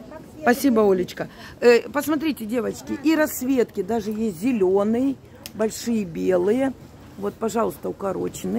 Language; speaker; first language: Russian; native; Russian